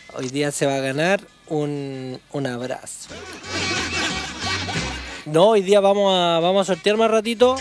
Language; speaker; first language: Spanish; native; Spanish